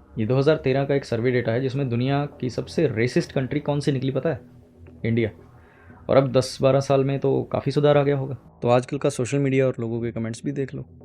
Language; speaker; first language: Hindi; native; Hindi